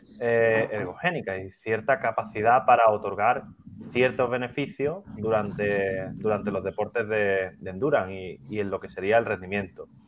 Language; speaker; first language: Spanish; native; Spanish